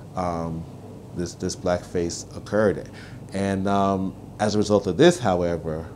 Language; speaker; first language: English; native; English